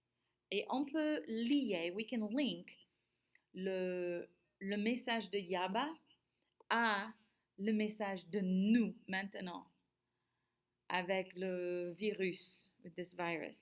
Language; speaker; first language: French; non-native, fluent; English